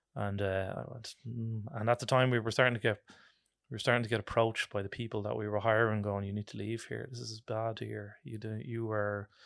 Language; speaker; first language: English; native; English